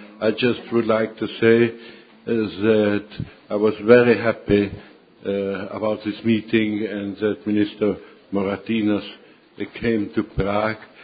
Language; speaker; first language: English; non-native, fluent; Czech